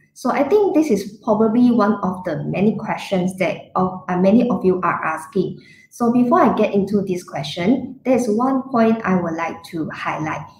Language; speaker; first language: English; non-native, local second language; Chinese